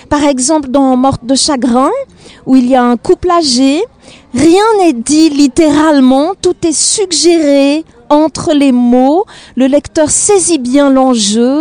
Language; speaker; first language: French; native; French